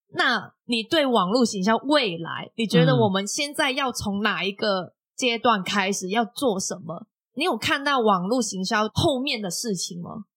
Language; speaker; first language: Chinese; non-native, local second language; Cantonese